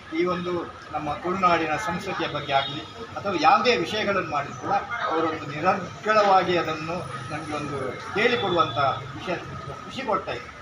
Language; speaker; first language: Kannada; non-native, local second language; Tulu